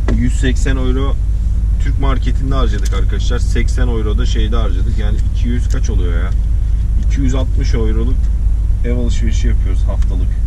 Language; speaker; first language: Turkish; early bilingual, heritage; Turkish